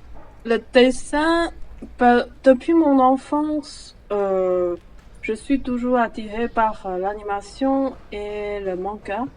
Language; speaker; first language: French; non-native, fluent; Chinese